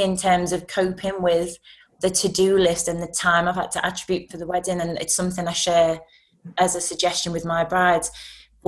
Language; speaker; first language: English; native; English